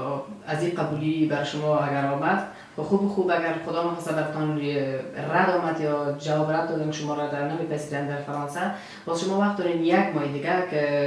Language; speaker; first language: Persian; native; Persian